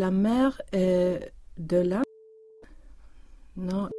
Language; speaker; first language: French; non-native, learner; Swedish